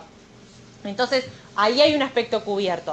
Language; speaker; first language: Spanish; native; Spanish